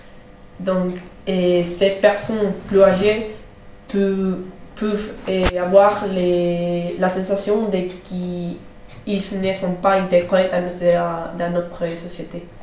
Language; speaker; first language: French; non-native, learner; Spanish